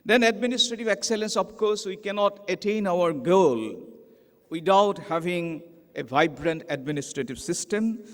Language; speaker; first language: English; non-native, local second language; Assamese